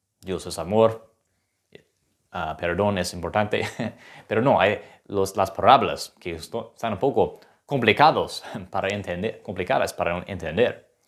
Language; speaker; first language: Spanish; non-native, learner; English